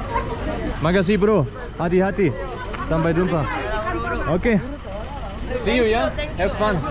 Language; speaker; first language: Indonesian; non-native, learner; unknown